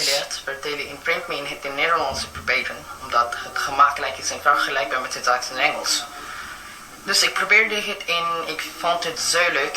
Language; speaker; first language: Dutch; non-native, learner; Filipino